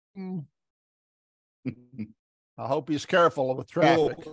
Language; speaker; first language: English; native; English